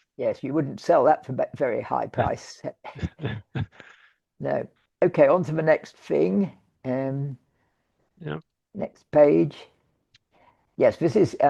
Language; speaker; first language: English; native; English